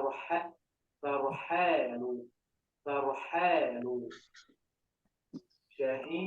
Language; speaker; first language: Arabic; non-native, learner; Urdu